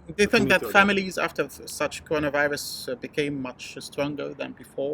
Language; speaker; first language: English; non-native, fluent; Arabic